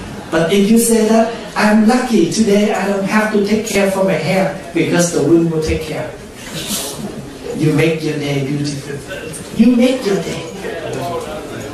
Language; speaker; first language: English; non-native, fluent; Vietnamese